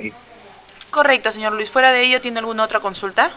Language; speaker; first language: Spanish; native; Spanish